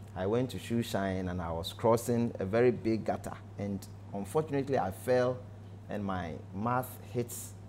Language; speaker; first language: English; non-native, local second language; Akan